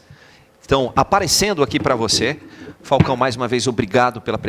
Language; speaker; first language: Portuguese; native; Portuguese